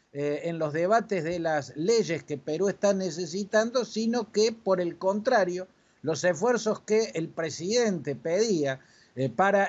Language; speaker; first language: Spanish; native; Spanish